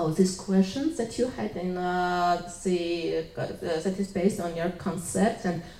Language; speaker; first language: English; non-native, fluent; Georgian